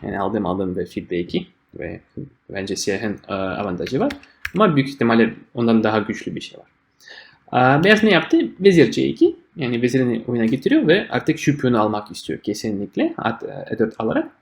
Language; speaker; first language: Turkish; non-native, fluent; Russian